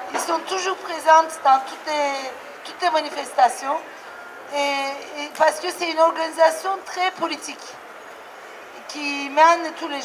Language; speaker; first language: French; non-native, fluent; Turkish